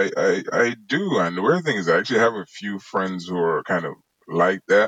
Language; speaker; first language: English; native; English